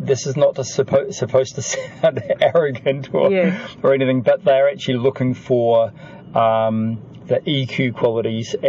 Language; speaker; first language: English; native; English